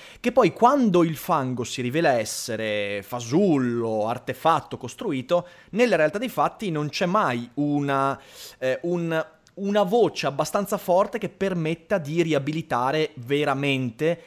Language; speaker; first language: Italian; native; Italian